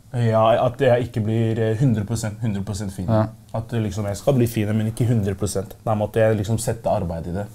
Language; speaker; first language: Norwegian; early bilingual, other home language; Arabic